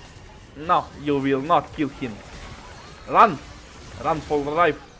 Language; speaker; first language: English; non-native, learner; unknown